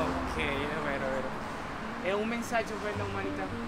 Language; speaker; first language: Italian; non-native, learner; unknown